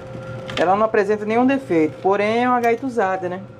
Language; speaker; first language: Portuguese; native; Portuguese